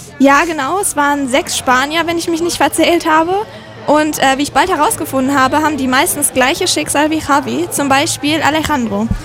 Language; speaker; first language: German; native; German